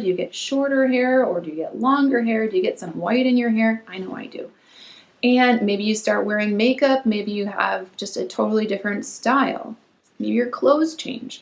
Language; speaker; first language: English; native; English